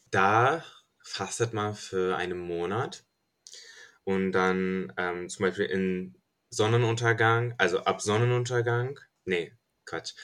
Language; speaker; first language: German; non-native, fluent; Turkish